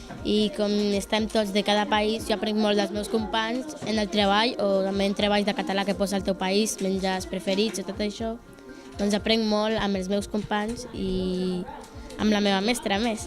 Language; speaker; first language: Catalan; early bilingual, other home language; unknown